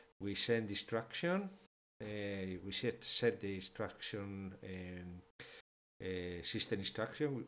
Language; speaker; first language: English; non-native, fluent; Spanish